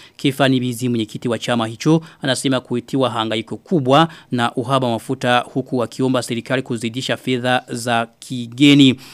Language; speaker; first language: Swahili; non-native, local second language; Rundi